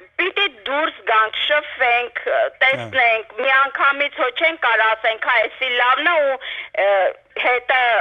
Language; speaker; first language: Armenian; native; Armenian